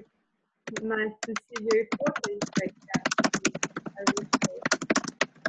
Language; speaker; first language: English; non-native, learner; Russian